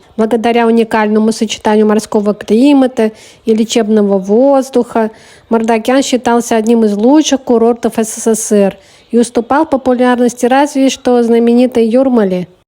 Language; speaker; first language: Russian; native; Russian